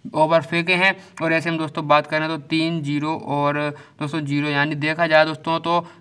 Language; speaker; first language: Hindi; native; Hindi